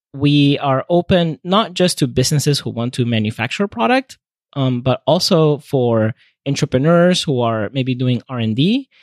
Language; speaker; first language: English; non-native, fluent; Spanish